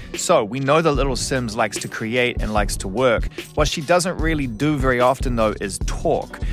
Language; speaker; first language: English; native; English